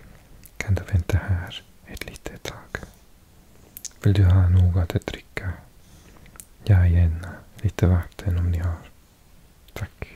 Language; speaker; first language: Swedish; non-native, learner; English